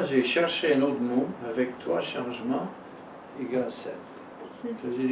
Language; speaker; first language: French; non-native, fluent; English